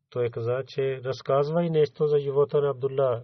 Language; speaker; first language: Bulgarian; non-native, learner; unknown